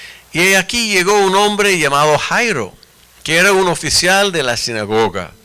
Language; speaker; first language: Spanish; non-native, fluent; English